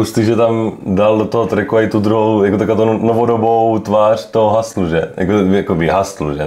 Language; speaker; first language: Czech; native; Czech